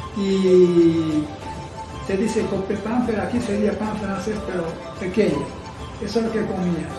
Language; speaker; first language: Spanish; non-native, fluent; Japanese